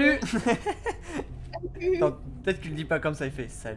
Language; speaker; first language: French; native; French